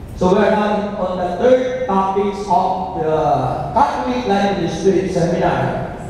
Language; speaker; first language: English; non-native, local second language; Filipino